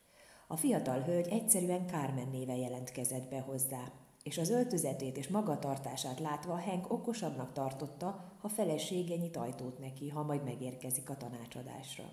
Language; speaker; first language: Hungarian; native; Hungarian